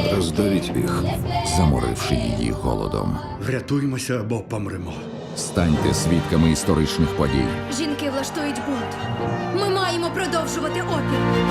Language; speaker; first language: Ukrainian; native; Ukrainian